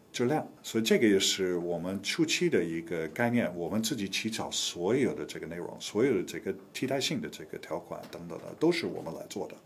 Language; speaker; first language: Chinese; non-native, fluent; English